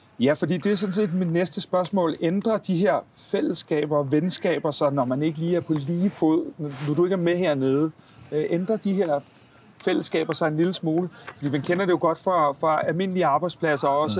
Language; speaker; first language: Danish; native; Danish